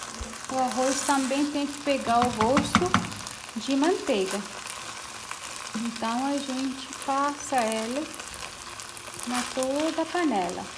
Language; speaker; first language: Portuguese; non-native, fluent; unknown